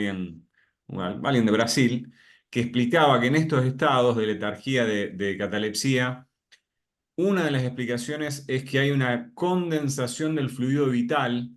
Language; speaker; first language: Spanish; native; Spanish